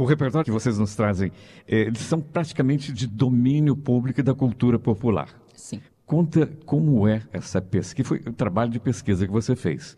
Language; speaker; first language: Portuguese; native; Portuguese